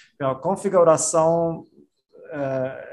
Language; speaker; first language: Portuguese; non-native, fluent; German